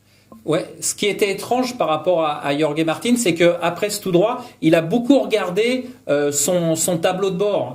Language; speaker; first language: French; native; French